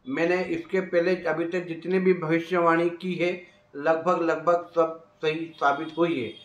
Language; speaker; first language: Hindi; native; Hindi